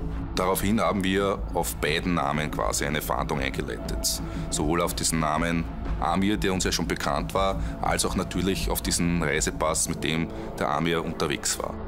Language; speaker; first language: German; native; German